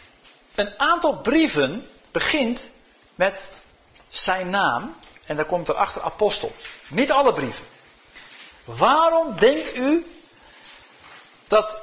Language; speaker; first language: Dutch; native; Dutch